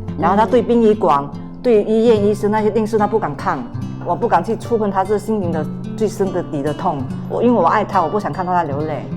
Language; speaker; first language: Chinese; non-native, local second language; Min Nan Chinese